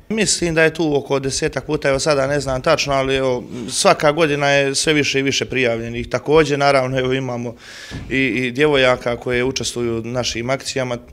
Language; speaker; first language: Croatian; native; Croatian